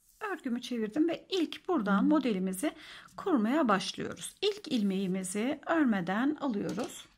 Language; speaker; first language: Turkish; native; Turkish